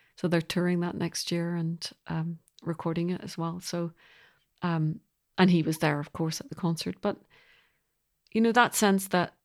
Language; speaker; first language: English; native; English